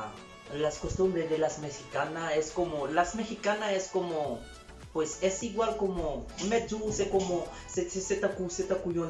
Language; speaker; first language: Spanish; non-native, learner; Haitian Creole